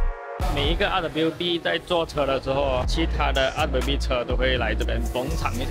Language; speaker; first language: Chinese; native; Chinese